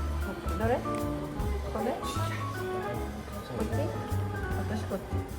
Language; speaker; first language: Japanese; non-native, fluent; Filipino